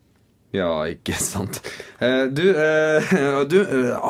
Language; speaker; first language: Norwegian; native; Norwegian